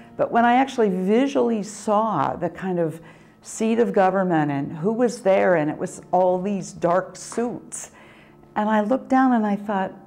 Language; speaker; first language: English; native; English